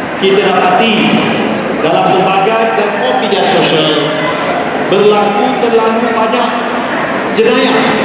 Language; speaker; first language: Malay; native; Malay